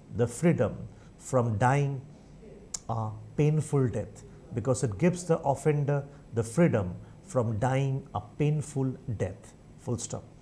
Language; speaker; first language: English; non-native, local second language; Bangla